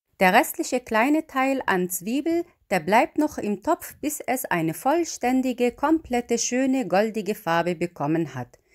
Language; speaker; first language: German; non-native, fluent; Arabic